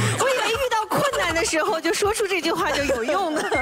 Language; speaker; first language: Chinese; native; Chinese